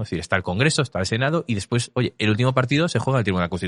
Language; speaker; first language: Spanish; native; Spanish